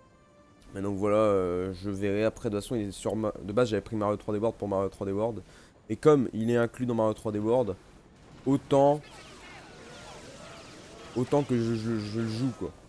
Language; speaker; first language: French; native; French